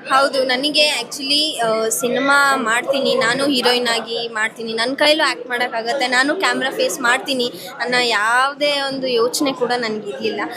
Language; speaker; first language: Kannada; native; Kannada